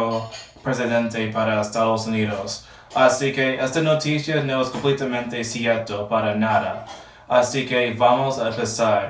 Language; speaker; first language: Spanish; non-native, learner; English